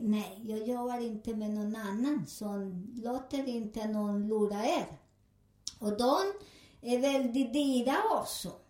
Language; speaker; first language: Swedish; non-native, learner; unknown